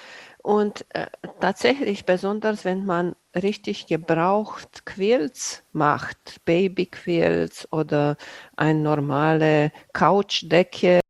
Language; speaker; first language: German; non-native, fluent; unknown